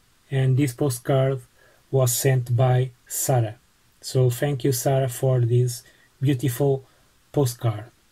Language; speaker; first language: English; non-native, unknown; Portuguese